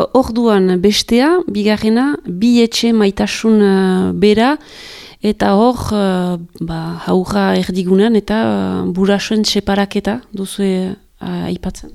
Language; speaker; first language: Basque; native; Basque